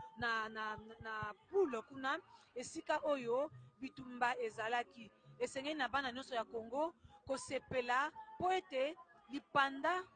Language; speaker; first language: Lingala; native; Lingala